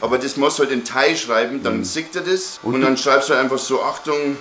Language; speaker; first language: German; native; German